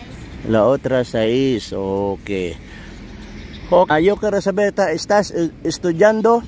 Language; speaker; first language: Spanish; non-native, learner; Filipino